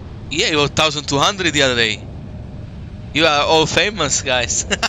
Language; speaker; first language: English; non-native, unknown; Slovak